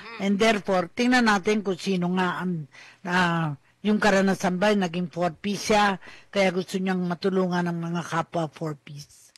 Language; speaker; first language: Filipino; native; Filipino